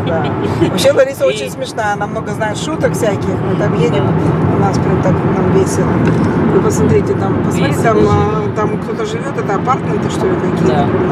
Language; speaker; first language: Russian; native; Russian